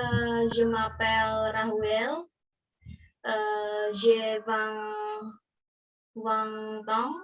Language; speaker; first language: French; non-native, learner; Indonesian